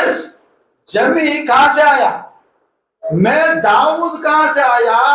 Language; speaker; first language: Hindi; non-native, local second language; Telugu